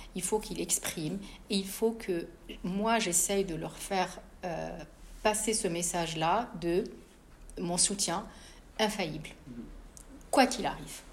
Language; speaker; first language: French; non-native, local second language; Arabic